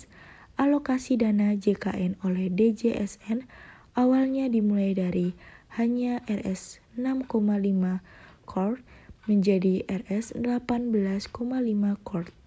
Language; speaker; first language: Indonesian; native; Indonesian